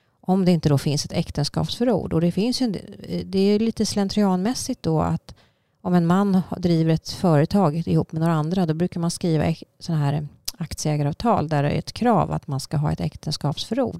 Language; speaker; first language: Swedish; native; Swedish